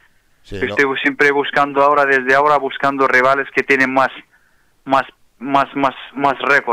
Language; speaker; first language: Spanish; non-native, fluent; Arabic